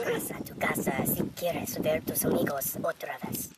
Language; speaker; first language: Spanish; non-native, learner; English